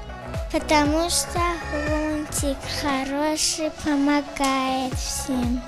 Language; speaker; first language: Russian; non-native, local second language; Tajik